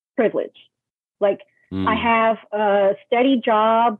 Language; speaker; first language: English; native; English